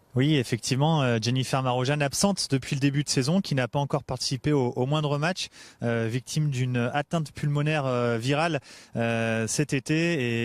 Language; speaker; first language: French; native; French